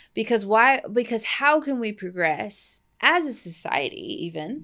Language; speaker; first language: English; native; English